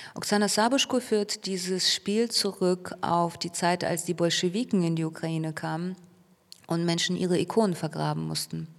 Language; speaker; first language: German; early bilingual, other home language; Russian